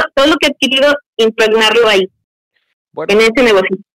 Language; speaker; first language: Spanish; native; Spanish